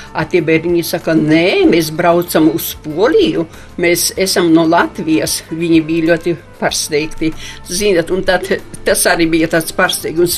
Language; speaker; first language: Latvian; non-native, local second language; Polish